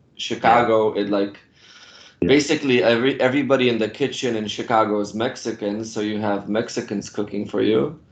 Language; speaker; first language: English; non-native, fluent; Polish